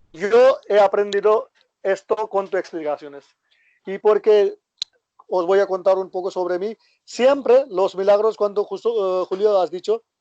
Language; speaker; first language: Spanish; non-native, learner; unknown